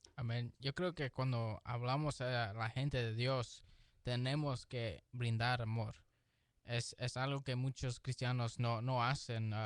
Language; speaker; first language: Spanish; early bilingual, heritage; Spanish